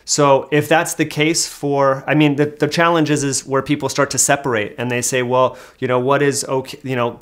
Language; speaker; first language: English; native; English